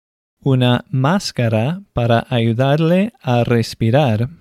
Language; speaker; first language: Spanish; non-native, fluent; English